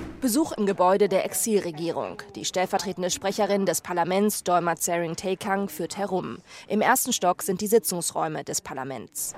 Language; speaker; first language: German; native; German